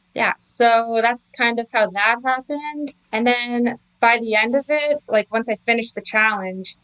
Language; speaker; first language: English; native; English